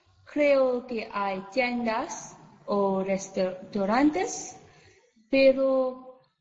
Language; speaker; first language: Spanish; non-native, learner; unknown